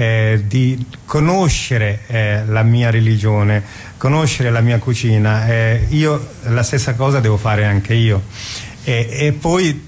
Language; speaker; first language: Italian; non-native, fluent; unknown